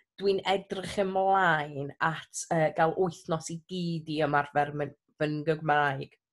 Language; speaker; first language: Welsh; non-native, local second language; English